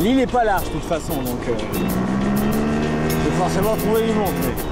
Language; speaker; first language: French; native; French